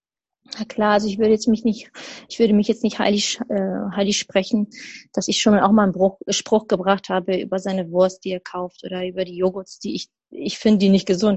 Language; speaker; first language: German; native; German